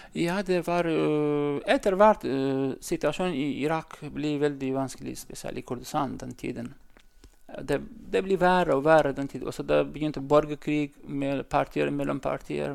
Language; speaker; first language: Norwegian; non-native, learner; Central Kurdish